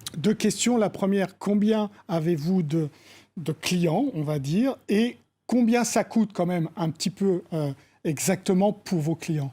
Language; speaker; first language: French; native; French